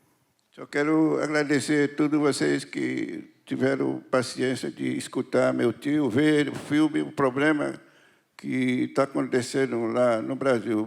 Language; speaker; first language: Portuguese; non-native, local second language; Kayapó